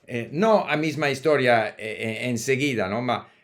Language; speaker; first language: Portuguese; non-native, learner; English